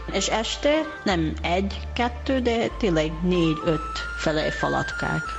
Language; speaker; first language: Hungarian; non-native, learner; Japanese